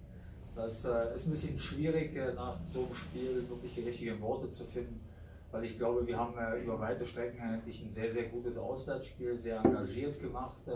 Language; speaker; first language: German; native; German